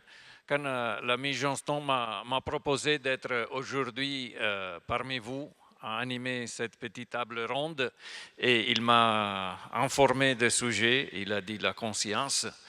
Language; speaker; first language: French; non-native, fluent; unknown